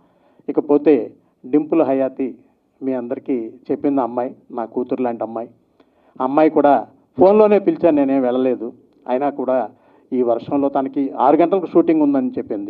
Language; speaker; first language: Telugu; native; Telugu